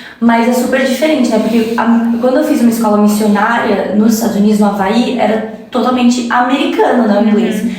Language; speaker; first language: Portuguese; native; Portuguese